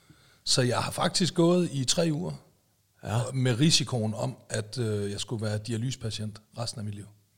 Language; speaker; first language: Danish; native; Danish